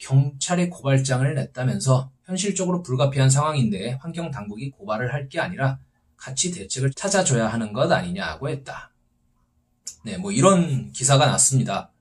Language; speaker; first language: Korean; native; Korean